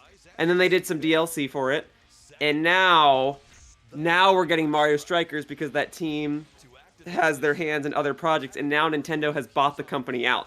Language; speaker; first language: English; native; English